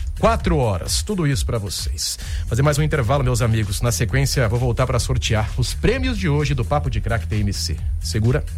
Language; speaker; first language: Portuguese; native; Portuguese